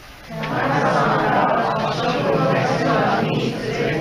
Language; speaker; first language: Japanese; non-native, learner; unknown